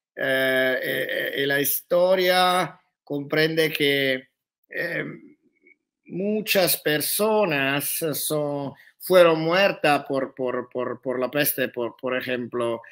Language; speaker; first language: Spanish; non-native, learner; Italian